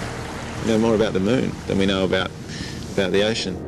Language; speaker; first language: English; native; English